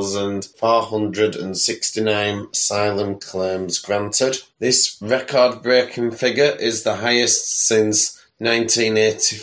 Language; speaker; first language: English; native; English